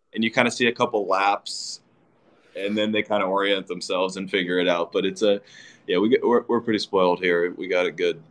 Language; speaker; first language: English; native; English